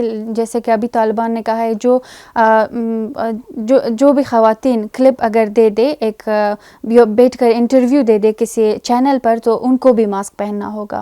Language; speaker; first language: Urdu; non-native, fluent; Persian